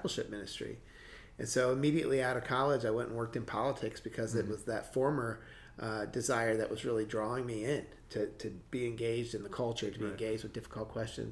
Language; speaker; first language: English; native; English